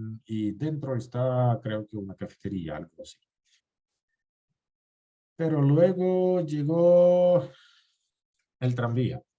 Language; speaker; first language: Spanish; non-native, fluent; Russian